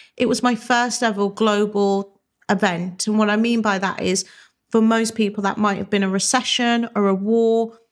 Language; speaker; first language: English; native; English